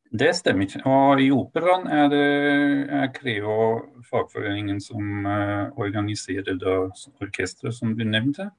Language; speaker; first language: Norwegian; non-native, fluent; German